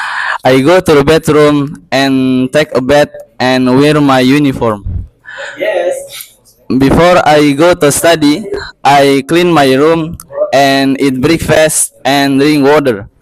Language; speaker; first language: English; non-native, learner; Indonesian